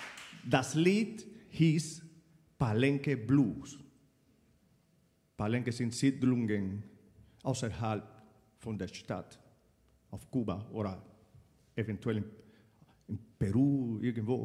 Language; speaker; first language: German; non-native, fluent; Spanish